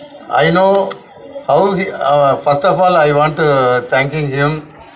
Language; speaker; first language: English; non-native, local second language; Tamil